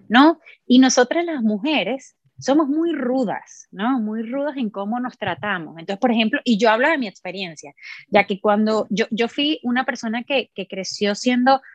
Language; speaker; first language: Spanish; native; Spanish